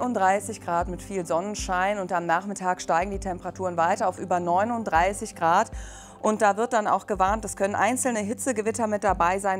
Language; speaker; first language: German; native; German